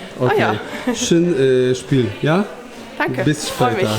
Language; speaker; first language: German; non-native, learner; Polish